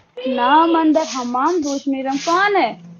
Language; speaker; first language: Persian; non-native, learner; Urdu